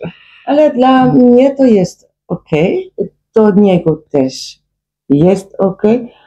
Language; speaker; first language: Polish; non-native, learner; Dutch